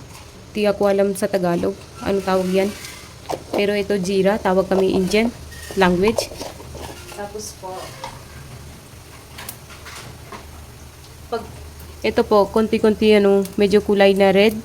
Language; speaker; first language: Filipino; non-native, learner; Punjabi